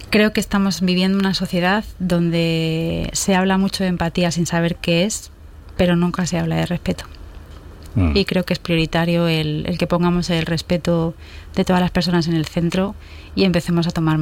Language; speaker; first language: Spanish; native; Spanish